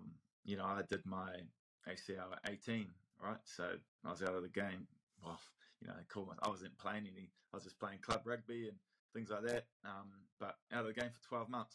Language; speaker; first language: English; native; English